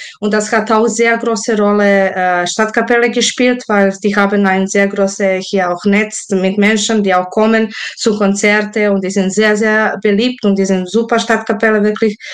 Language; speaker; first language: German; non-native, fluent; Serbian